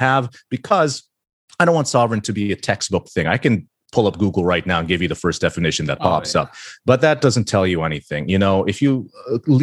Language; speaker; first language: English; non-native, local second language; Filipino